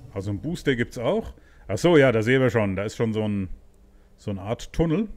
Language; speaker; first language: German; native; German